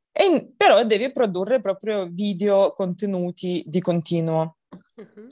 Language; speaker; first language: Italian; non-native, fluent; Russian